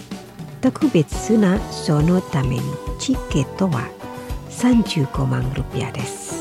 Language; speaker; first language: Japanese; non-native, fluent; Indonesian